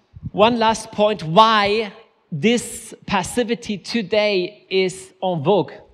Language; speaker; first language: English; non-native, fluent; German